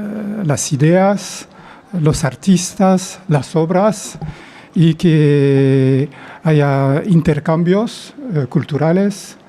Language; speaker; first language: Spanish; non-native, fluent; French